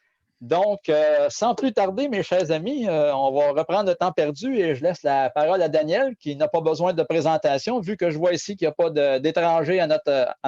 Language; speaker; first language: French; native; French